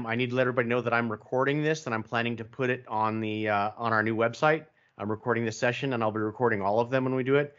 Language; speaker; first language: English; native; English